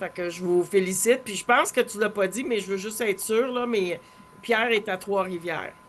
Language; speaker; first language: French; native; French